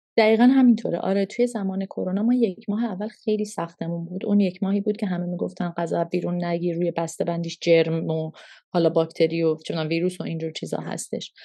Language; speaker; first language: Persian; early bilingual, heritage; Persian